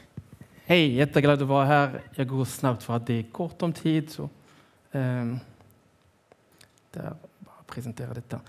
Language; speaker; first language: Swedish; non-native, fluent; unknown